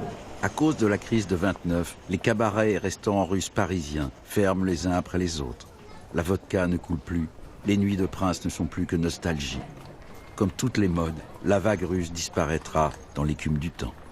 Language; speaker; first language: French; native; French